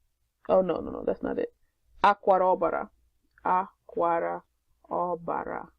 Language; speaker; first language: Igbo; non-native, learner; English